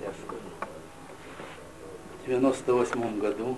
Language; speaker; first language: Russian; native; Russian